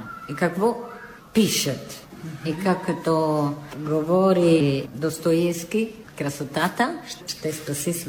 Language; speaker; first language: Bulgarian; non-native, fluent; Italian